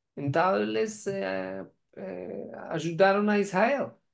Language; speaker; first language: Portuguese; non-native, fluent; Persian